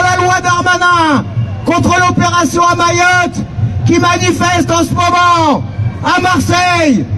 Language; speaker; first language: French; native; French